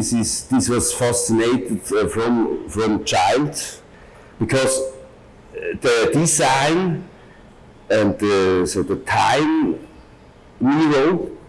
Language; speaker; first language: English; non-native, learner; German